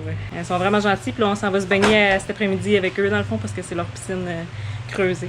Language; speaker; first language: French; native; French